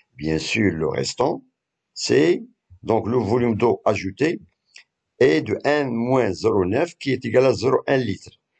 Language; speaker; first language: French; non-native, local second language; Arabic